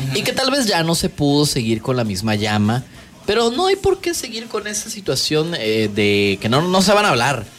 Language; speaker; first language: Spanish; native; Spanish